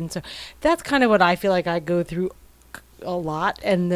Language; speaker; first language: English; native; English